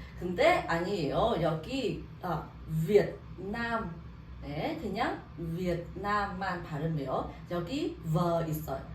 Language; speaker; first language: Korean; non-native, learner; Vietnamese